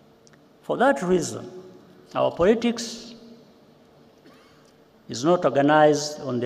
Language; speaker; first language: English; non-native, local second language; Kinyarwanda